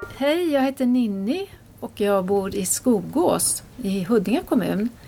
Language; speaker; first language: Swedish; native; Swedish